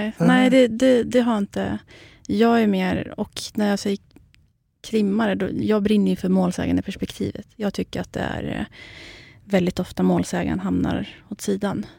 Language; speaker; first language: Swedish; early bilingual, other home language; Kurdish